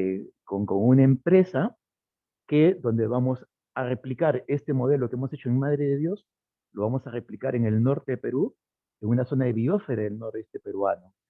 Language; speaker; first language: Spanish; native; Spanish